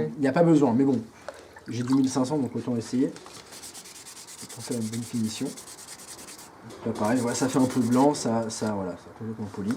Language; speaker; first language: French; native; French